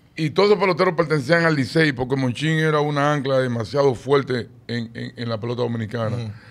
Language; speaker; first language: Spanish; native; Spanish